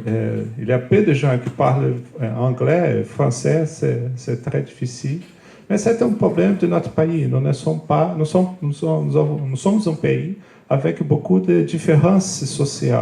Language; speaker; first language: French; non-native, fluent; Portuguese